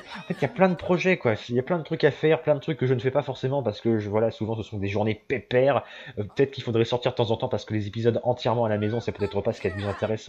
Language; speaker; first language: French; native; French